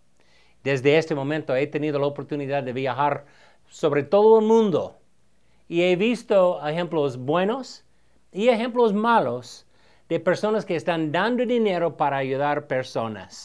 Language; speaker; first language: Spanish; non-native, fluent; English